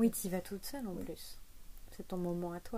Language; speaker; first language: French; native; French